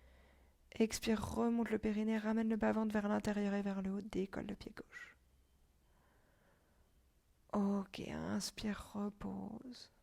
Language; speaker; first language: French; native; French